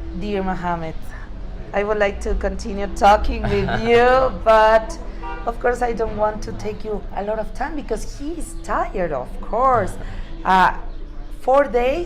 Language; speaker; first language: English; non-native, learner; Spanish